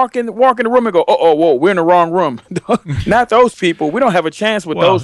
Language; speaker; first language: English; native; English